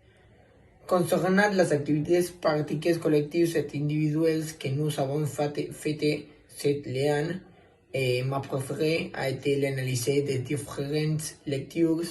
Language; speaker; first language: French; non-native, learner; Spanish